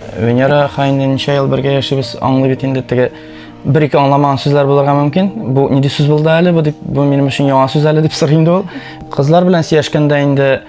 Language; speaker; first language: Tatar; non-native, local second language; Udmurt